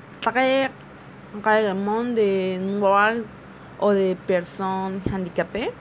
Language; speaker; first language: French; non-native, learner; Spanish